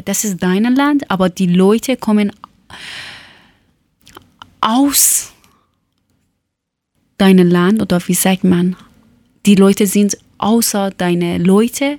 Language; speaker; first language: German; non-native, learner; Persian